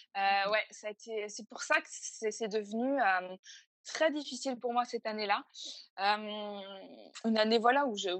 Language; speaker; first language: French; native; French